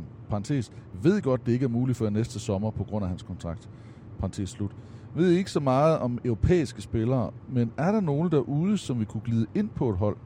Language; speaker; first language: Danish; native; Danish